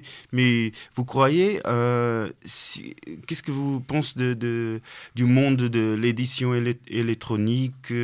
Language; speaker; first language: French; non-native, fluent; Portuguese